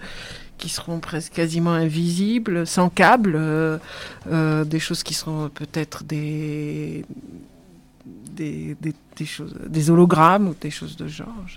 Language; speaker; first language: French; native; French